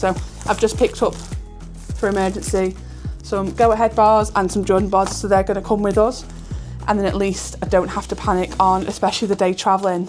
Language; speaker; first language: English; native; English